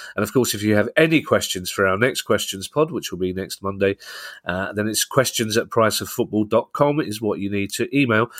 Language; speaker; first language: English; native; English